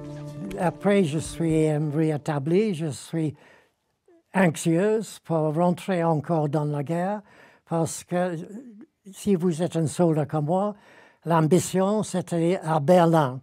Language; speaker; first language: French; non-native, learner; English